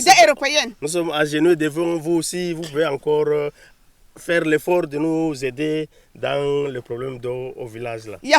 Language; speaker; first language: French; non-native, local second language; Fula